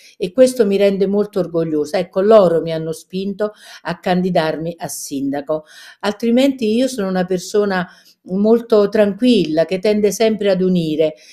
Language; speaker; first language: Italian; native; Italian